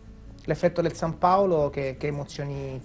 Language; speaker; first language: Italian; native; Italian